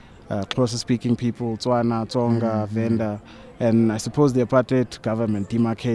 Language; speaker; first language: English; non-native, local second language; Zulu